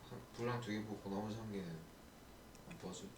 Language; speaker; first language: Korean; native; Korean